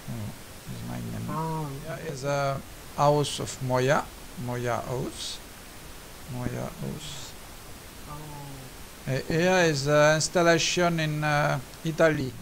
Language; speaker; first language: English; non-native, learner; French